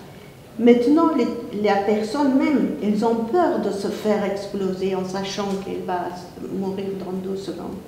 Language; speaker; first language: French; non-native, fluent; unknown